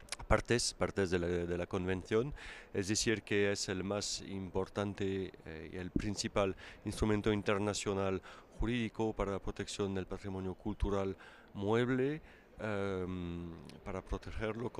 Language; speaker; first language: Spanish; non-native, fluent; French